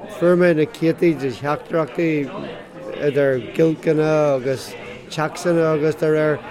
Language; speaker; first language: Irish; non-native, local second language; English